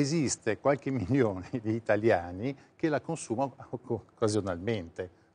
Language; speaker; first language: Italian; native; Italian